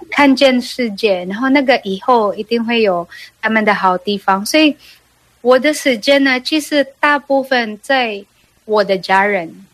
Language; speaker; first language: Chinese; non-native, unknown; Cebuano